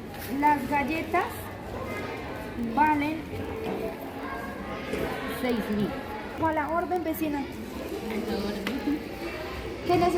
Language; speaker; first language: Spanish; native; Spanish